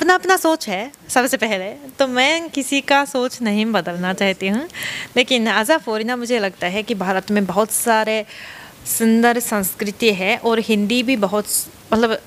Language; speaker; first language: Hindi; non-native, fluent; Japanese